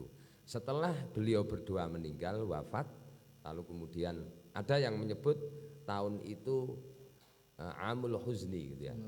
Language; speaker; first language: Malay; non-native, local second language; Javanese